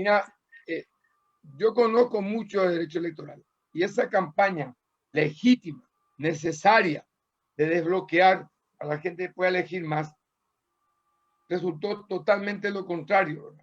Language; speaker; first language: Spanish; native; Spanish